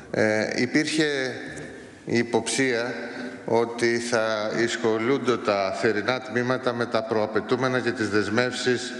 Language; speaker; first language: Greek; native; Greek